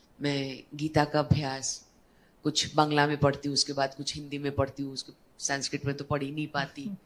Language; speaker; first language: Hindi; non-native, local second language; Bangla